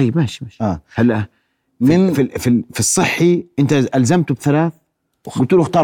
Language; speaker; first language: Arabic; native; Arabic